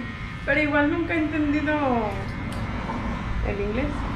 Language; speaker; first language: Spanish; native; Spanish